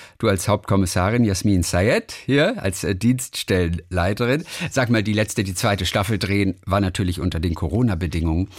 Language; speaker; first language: German; native; German